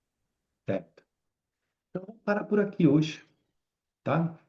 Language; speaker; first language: Portuguese; native; Portuguese